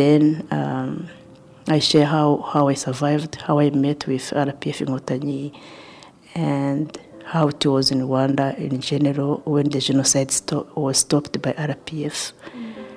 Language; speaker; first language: English; non-native, local second language; Kinyarwanda